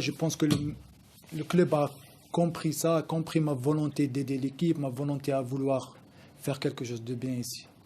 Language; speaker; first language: French; non-native, local second language; Arabic